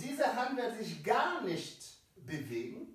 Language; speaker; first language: German; non-native, fluent; French